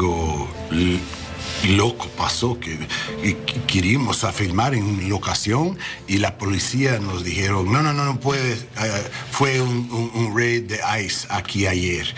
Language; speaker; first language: Spanish; non-native, learner; English